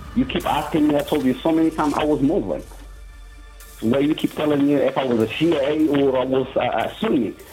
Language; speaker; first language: English; non-native, fluent; Arabic